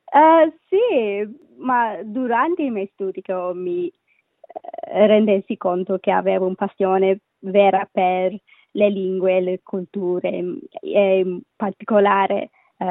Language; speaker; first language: Italian; non-native, fluent; Sinhala